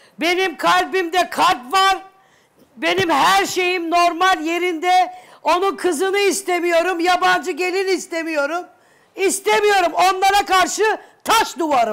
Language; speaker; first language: Turkish; native; Turkish